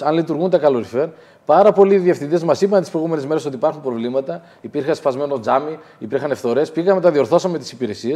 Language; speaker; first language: Greek; native; Greek